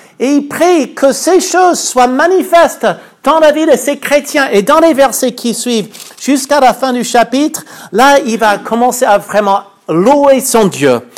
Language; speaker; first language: French; non-native, fluent; English